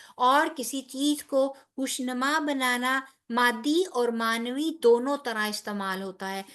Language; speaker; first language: Urdu; non-native, local second language; Punjabi